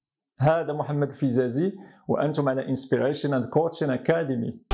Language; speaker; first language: Arabic; native; Arabic